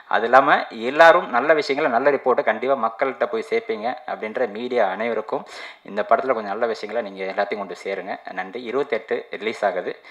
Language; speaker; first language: Tamil; native; Tamil